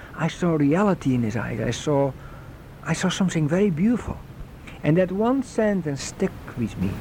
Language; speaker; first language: English; non-native, fluent; Dutch